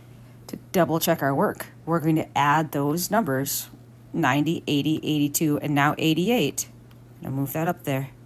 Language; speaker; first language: English; native; English